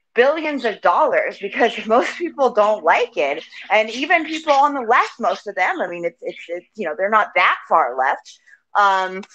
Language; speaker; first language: English; native; English